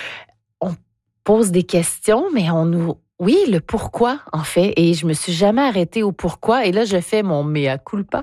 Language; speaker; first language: French; native; French